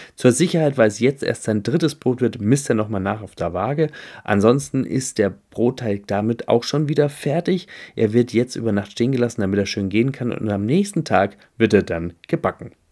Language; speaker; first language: German; native; German